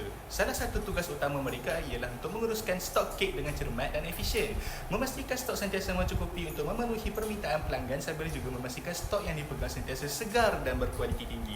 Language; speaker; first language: Malay; native; Malay